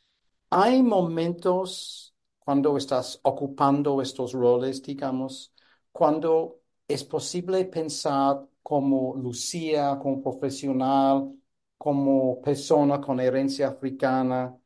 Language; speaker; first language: Spanish; non-native, fluent; English